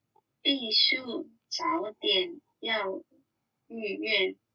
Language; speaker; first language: Chinese; non-native, learner; Indonesian